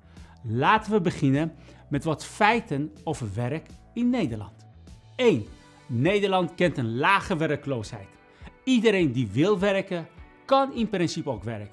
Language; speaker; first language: Dutch; non-native, fluent; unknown